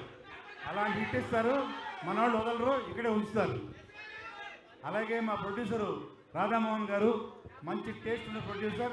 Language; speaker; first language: Telugu; native; Telugu